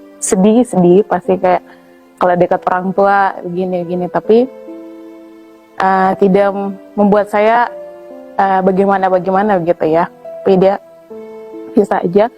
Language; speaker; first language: Indonesian; non-native, local second language; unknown